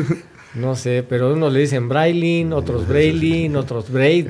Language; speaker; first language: Spanish; native; Spanish